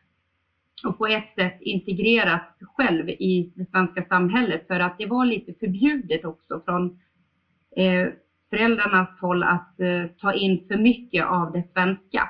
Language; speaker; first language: Swedish; early bilingual, other home language; Bosnian